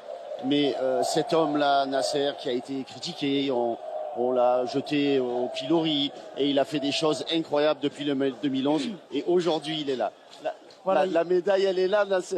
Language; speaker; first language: French; native; French